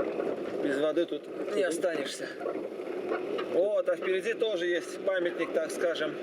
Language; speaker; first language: Russian; native; Russian